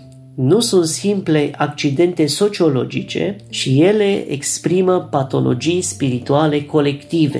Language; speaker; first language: Romanian; native; Romanian